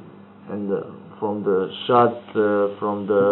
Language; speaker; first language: English; non-native, learner; Croatian